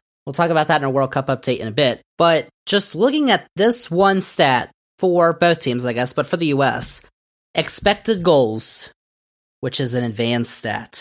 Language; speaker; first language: English; native; English